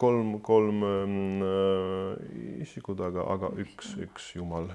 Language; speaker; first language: Estonian; non-native, fluent; Polish